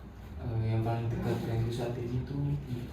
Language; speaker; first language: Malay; non-native, fluent; Indonesian